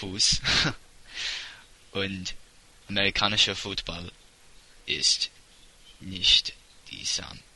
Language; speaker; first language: German; non-native, learner; English